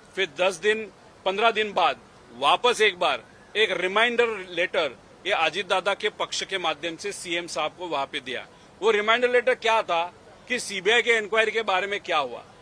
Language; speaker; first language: Hindi; non-native, local second language; Marathi